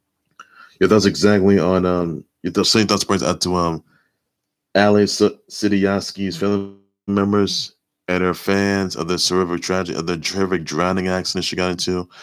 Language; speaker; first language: English; native; English